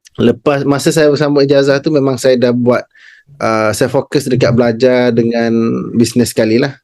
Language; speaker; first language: Malay; native; Malay